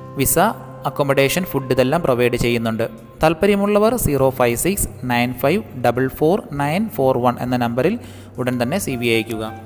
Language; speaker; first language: Malayalam; native; Malayalam